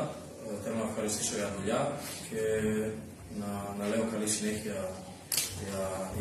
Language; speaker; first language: Greek; non-native, learner; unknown